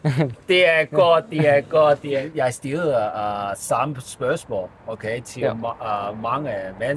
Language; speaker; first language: Danish; non-native, learner; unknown